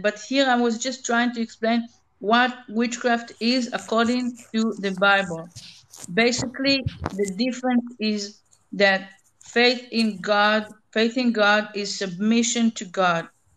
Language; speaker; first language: English; non-native, fluent; Hebrew